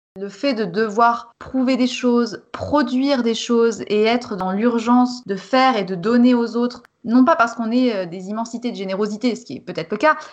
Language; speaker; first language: French; native; French